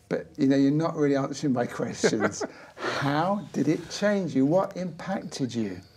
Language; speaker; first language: English; native; English